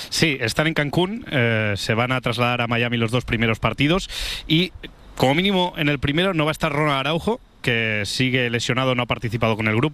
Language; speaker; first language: Spanish; native; Spanish